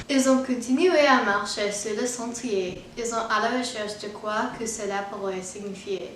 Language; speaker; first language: French; non-native, learner; English